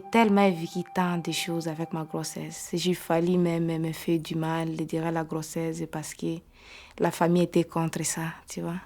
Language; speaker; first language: French; non-native, local second language; Swahili